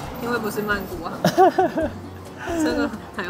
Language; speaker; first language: Chinese; native; Chinese